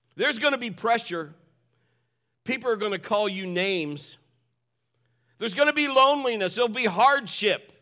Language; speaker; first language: English; native; English